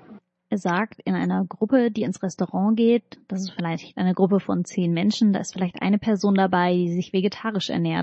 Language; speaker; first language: German; native; German